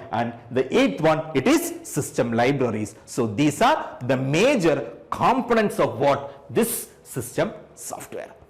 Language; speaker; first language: English; non-native, local second language; Malayalam